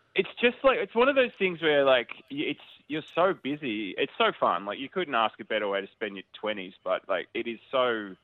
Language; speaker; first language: English; native; English